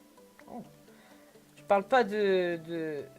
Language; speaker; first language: French; native; French